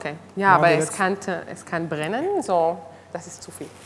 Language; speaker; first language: German; non-native, learner; Hebrew